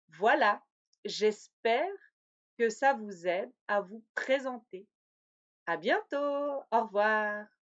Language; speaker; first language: French; native; French